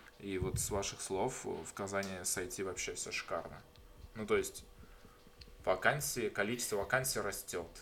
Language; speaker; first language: Russian; native; Russian